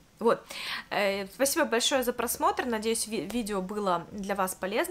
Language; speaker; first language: Russian; native; Russian